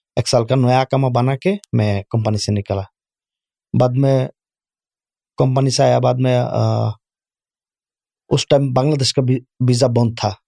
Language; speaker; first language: Urdu; non-native, learner; Bangla